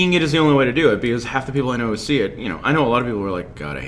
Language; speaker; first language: English; native; English